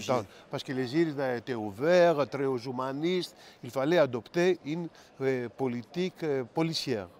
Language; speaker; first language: French; non-native, fluent; Greek